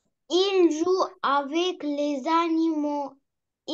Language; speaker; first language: French; non-native, learner; Arabic